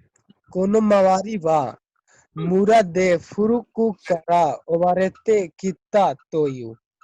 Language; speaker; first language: Japanese; non-native, learner; Hindi